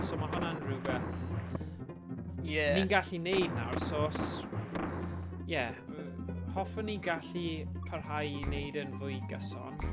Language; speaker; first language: Welsh; native; Welsh